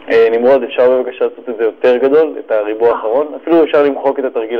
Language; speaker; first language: Hebrew; native; Hebrew